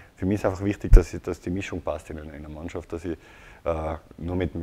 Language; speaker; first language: German; native; German